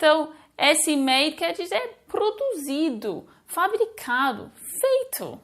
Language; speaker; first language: Portuguese; non-native, fluent; English